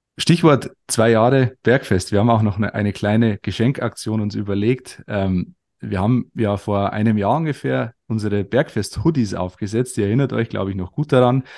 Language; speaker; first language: German; native; German